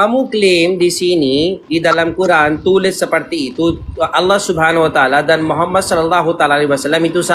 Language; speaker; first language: Indonesian; non-native, learner; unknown